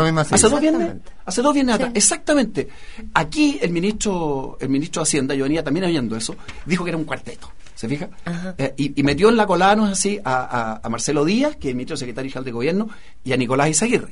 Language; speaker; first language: Spanish; native; Spanish